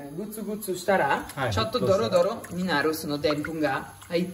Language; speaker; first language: Japanese; non-native, learner; Italian